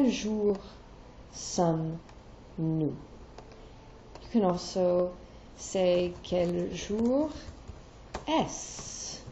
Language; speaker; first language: French; non-native, fluent; English